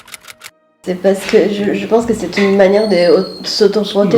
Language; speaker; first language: French; non-native, fluent; Italian